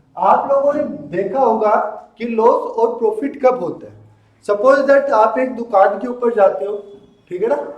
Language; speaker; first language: Hindi; native; Hindi